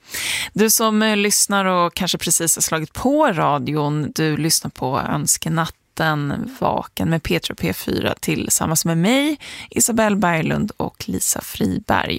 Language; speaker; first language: Swedish; native; Swedish